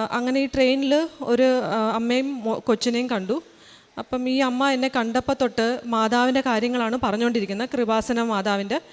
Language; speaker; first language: Malayalam; early bilingual, heritage; Malayalam